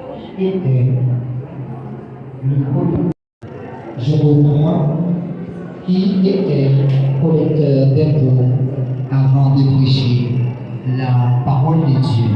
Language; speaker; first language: French; non-native, local second language; Haitian Creole